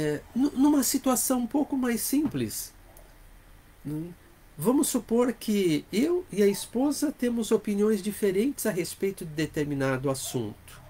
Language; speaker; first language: Portuguese; native; Portuguese